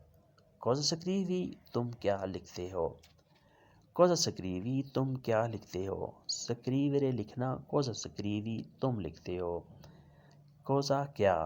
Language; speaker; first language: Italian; non-native, learner; Urdu